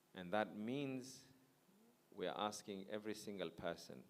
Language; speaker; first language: English; non-native, local second language; Swahili